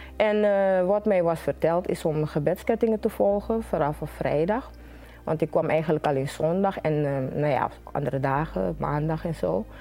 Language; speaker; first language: Dutch; native; Dutch